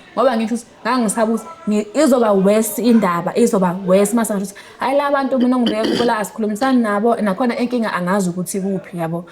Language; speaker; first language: Zulu; native; Zulu